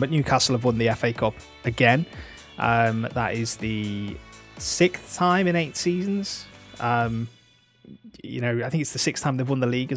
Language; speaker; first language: English; native; English